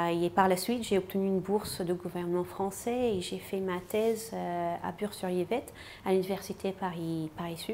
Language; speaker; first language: French; non-native, fluent; Arabic